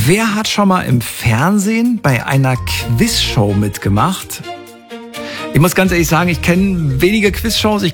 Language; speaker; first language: German; native; German